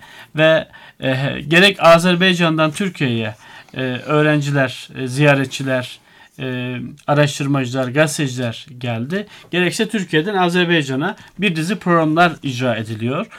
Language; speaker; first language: Turkish; native; Turkish